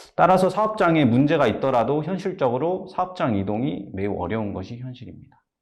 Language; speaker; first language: Korean; native; Korean